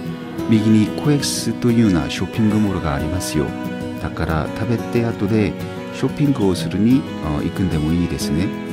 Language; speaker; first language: Japanese; non-native, learner; Korean